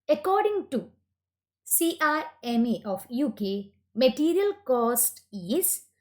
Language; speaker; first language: English; non-native, local second language; Kannada